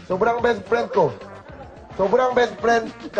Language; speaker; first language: Filipino; non-native, learner; Korean